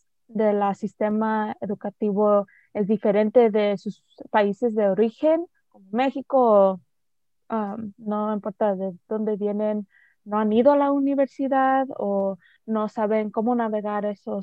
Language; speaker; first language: Spanish; early bilingual, heritage; Spanish